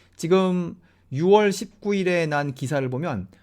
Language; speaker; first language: Korean; native; Korean